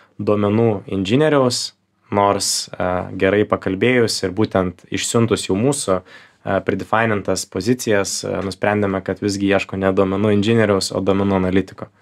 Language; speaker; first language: Lithuanian; native; Lithuanian